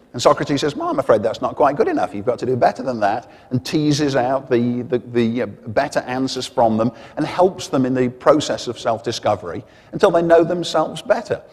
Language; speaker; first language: English; native; English